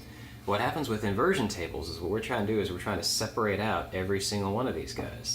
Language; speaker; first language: English; native; English